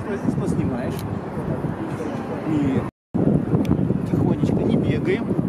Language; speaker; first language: Russian; native; Russian